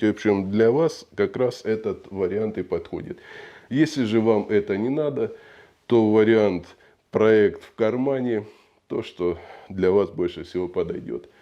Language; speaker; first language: Russian; native; Russian